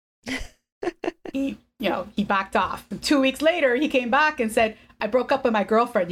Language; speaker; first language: English; early bilingual, other home language; Spanish